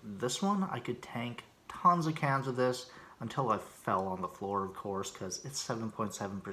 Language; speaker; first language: English; native; English